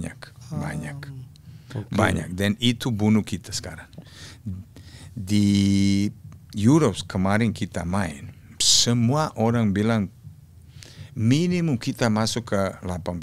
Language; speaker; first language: Indonesian; non-native, fluent; Serbian